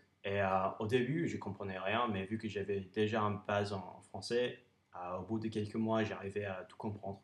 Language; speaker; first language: French; non-native, fluent; English